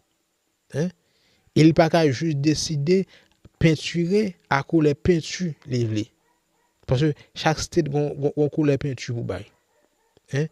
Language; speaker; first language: French; non-native, local second language; Haitian Creole